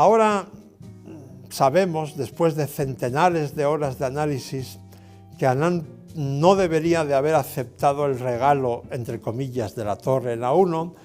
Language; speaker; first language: Spanish; native; Spanish